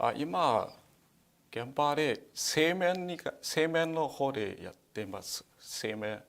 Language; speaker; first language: Japanese; non-native, learner; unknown